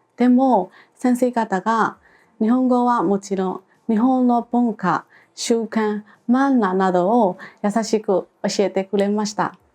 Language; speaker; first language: Japanese; non-native, fluent; Burmese